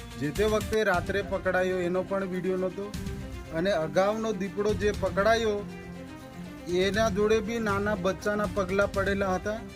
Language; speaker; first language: Gujarati; non-native, local second language; Rathawi